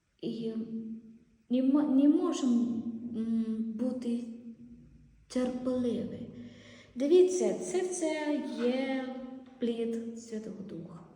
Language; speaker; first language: Ukrainian; non-native, learner; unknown